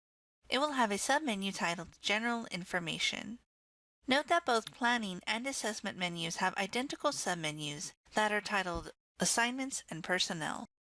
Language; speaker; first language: English; native; English